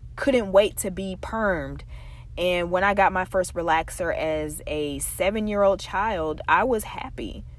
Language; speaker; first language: English; native; English